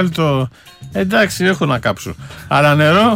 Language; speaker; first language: Greek; native; Greek